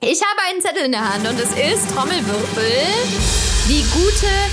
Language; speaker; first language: German; native; German